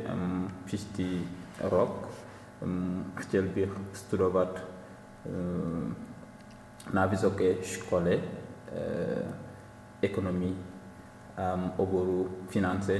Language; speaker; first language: English; non-native, learner; Wolof